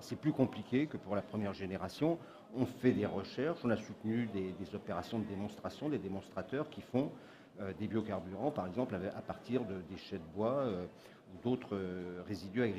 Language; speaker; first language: French; native; French